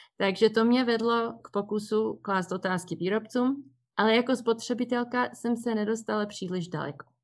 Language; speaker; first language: Czech; early bilingual, heritage; Czech